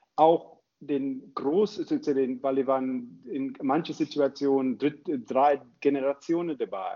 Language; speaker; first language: German; non-native, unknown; English